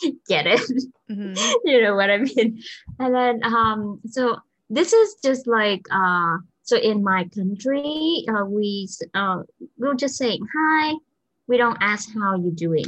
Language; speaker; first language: English; non-native, fluent; Vietnamese